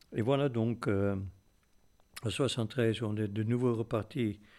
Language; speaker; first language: French; non-native, fluent; Afrikaans